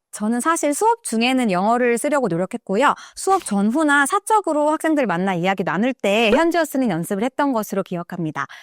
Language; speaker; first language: Korean; native; Korean